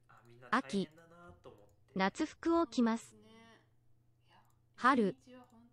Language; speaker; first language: Japanese; non-native, learner; English